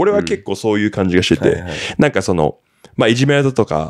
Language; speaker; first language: Japanese; native; Japanese